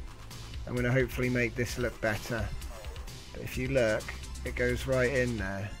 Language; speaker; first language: English; native; English